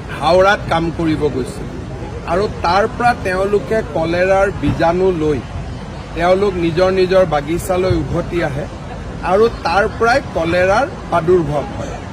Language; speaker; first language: Assamese; native; Assamese